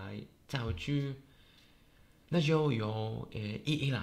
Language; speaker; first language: Chinese; non-native, learner; Polish